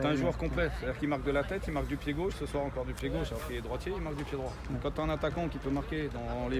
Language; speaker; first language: French; native; French